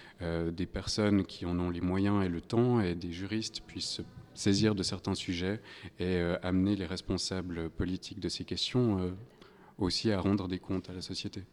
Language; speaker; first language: French; native; French